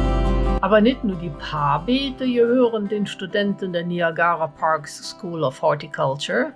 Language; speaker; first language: German; native; German